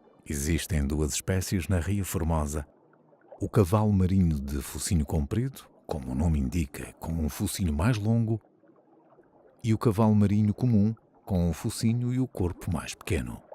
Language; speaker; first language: Portuguese; native; Portuguese